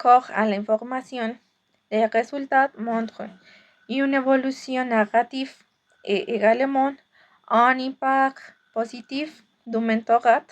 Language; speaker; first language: French; non-native, fluent; Spanish